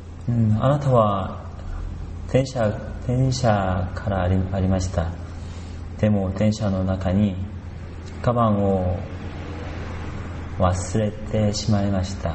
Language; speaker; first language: Japanese; non-native, learner; Korean